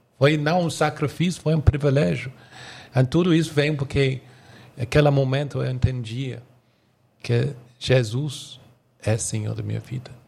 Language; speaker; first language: Portuguese; non-native, fluent; English